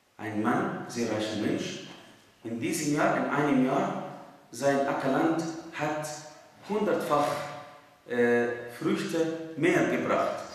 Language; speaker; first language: German; non-native, fluent; Arabic